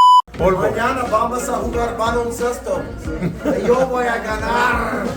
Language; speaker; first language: Spanish; non-native, learner; English